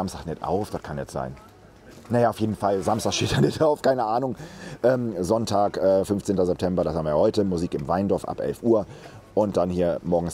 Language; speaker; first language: German; native; German